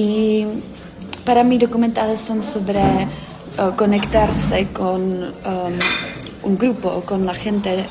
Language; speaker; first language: Spanish; non-native, fluent; Czech